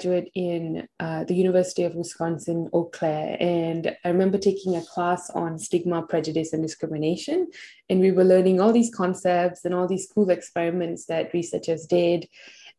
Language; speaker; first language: English; non-native, local second language; Tamil